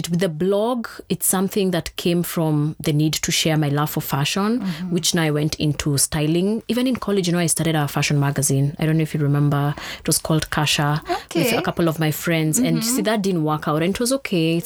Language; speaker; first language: English; non-native, local second language; Kikuyu